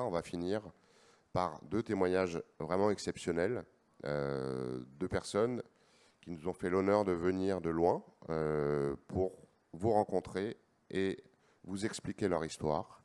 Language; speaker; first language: French; native; French